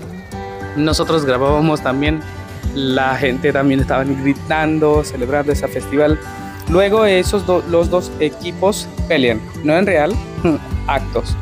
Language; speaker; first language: Spanish; non-native, fluent; Hindi